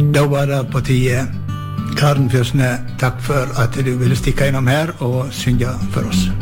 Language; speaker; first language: Norwegian; native; Norwegian